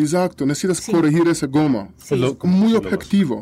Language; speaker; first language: Spanish; non-native, learner; Russian